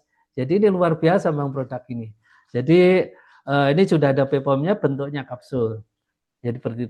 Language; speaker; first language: Indonesian; native; Indonesian